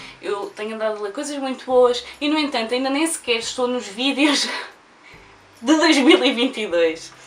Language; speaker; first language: Portuguese; native; Portuguese